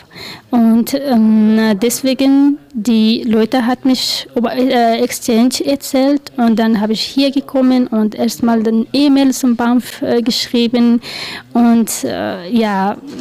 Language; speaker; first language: German; non-native, learner; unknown